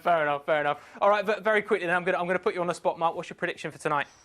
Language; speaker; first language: English; native; English